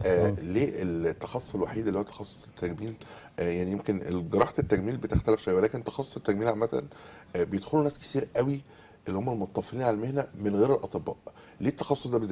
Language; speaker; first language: Arabic; native; Arabic